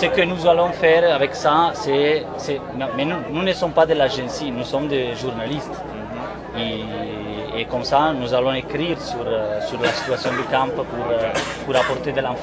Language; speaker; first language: French; non-native, learner; Italian